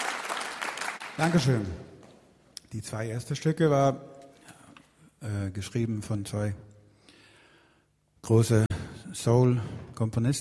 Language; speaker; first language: German; non-native, fluent; Swedish